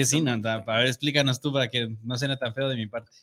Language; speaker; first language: Spanish; native; Spanish